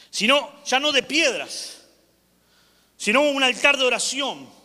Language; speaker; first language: Spanish; native; Spanish